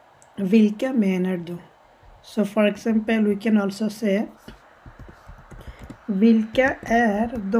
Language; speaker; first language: Swedish; non-native, fluent; Bangla